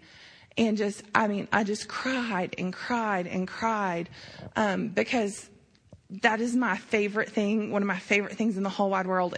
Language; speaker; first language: English; native; English